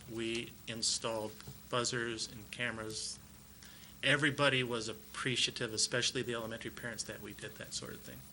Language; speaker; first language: English; native; English